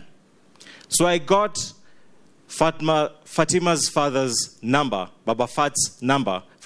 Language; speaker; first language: English; non-native, local second language; Ganda